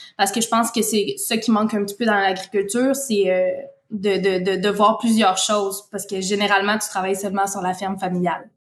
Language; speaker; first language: French; native; French